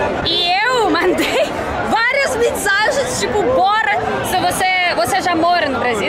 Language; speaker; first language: Portuguese; non-native, fluent; Russian